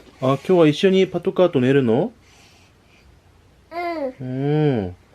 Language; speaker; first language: Japanese; non-native, fluent; Korean